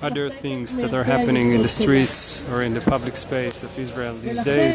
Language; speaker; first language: English; non-native, fluent; Hebrew